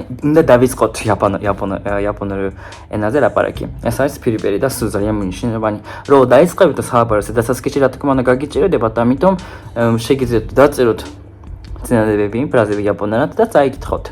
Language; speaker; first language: Georgian; non-native, fluent; Japanese